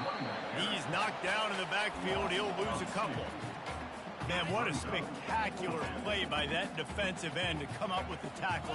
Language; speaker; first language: English; native; English